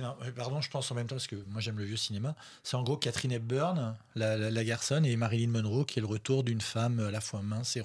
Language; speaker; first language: French; native; French